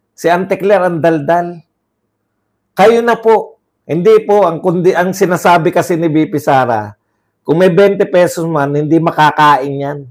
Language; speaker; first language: Filipino; non-native, local second language; Iloko